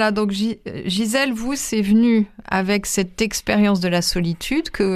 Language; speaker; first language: French; native; French